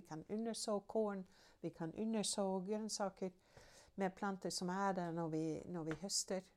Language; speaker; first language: Norwegian; non-native, fluent; English